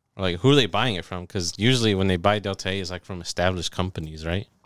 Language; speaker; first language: English; early bilingual, other home language; Spanish